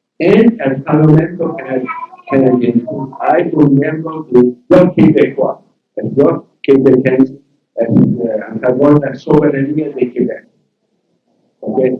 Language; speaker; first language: Spanish; non-native, learner; English